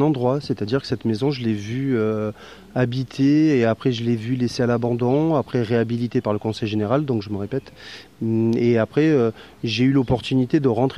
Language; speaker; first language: French; native; French